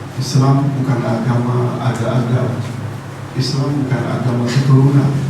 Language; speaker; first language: Malay; native; Malay